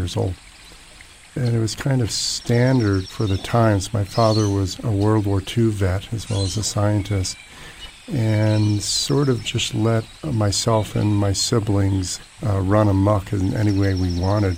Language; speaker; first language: English; native; English